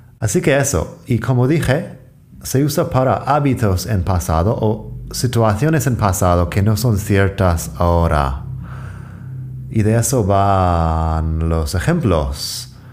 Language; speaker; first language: Spanish; non-native, fluent; English